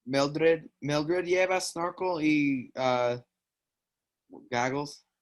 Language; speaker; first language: Spanish; non-native, learner; English